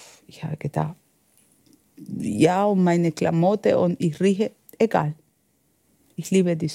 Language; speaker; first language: German; non-native, fluent; Spanish